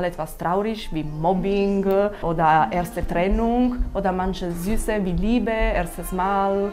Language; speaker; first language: German; non-native, fluent; Italian